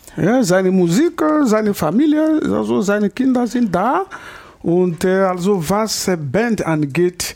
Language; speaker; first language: German; non-native, fluent; Lingala